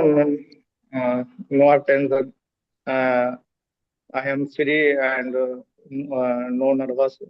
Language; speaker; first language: English; non-native, local second language; Hindi